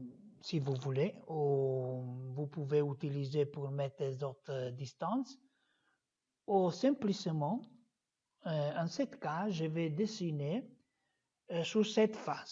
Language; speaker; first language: French; non-native, fluent; Italian